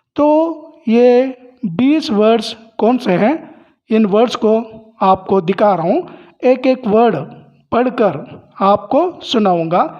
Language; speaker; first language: Hindi; non-native, local second language; Kannada